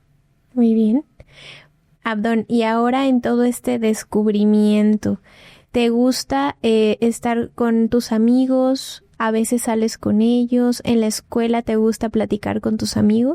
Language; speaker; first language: Spanish; native; Spanish